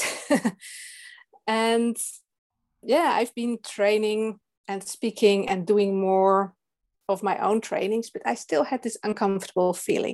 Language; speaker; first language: English; non-native, fluent; Dutch